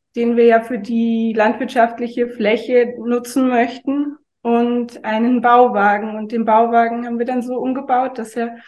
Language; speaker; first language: German; native; German